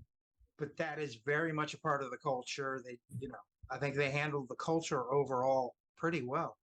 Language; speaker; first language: English; native; English